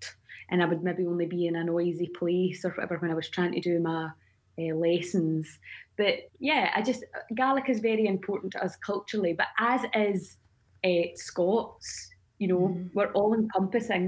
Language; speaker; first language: English; native; English